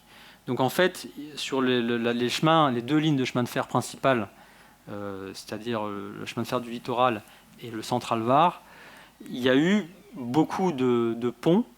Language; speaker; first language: French; native; French